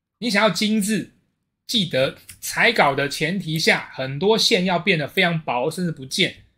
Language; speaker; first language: Chinese; native; Chinese